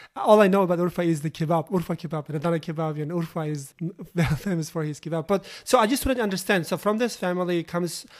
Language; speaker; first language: English; non-native, fluent; Uzbek